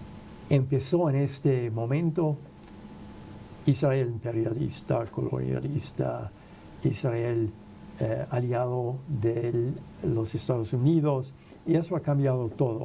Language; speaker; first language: Spanish; non-native, fluent; English